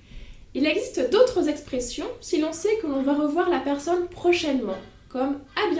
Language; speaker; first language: French; native; French